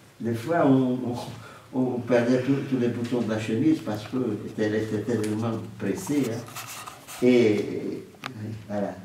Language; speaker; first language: French; non-native, fluent; Portuguese